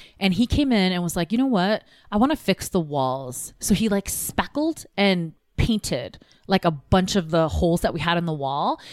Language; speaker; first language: English; early bilingual, other home language; Tigrinya